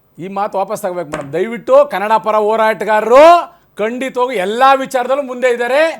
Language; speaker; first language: Kannada; native; Kannada